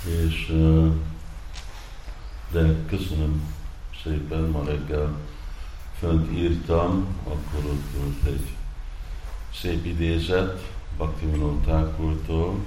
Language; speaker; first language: Hungarian; non-native, fluent; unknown